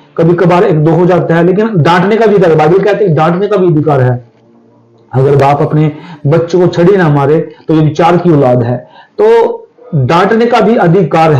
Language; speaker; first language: Hindi; native; Hindi